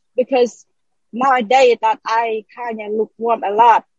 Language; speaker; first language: English; non-native, learner; Vietnamese